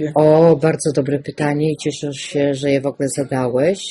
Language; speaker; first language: Polish; native; Polish